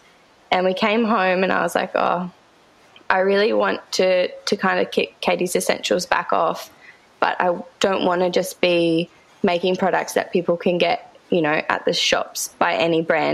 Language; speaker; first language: English; native; English